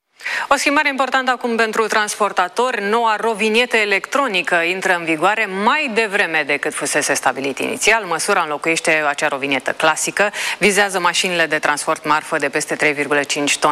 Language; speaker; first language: Romanian; native; Romanian